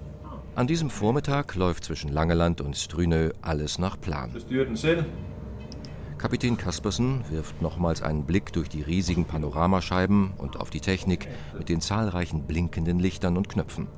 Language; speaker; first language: German; native; German